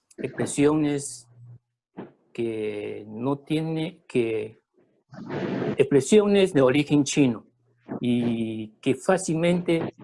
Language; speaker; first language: Spanish; early bilingual, other home language; Chinese